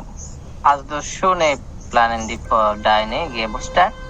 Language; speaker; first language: German; non-native, learner; Bangla